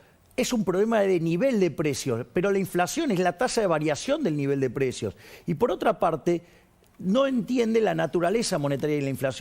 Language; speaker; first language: Spanish; native; Spanish